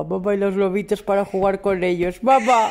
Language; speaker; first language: Spanish; native; Spanish